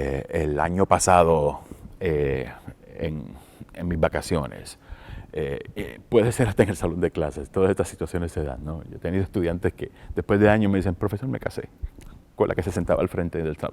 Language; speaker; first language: Spanish; native; Spanish